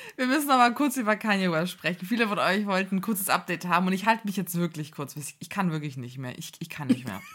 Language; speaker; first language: German; early bilingual, other home language; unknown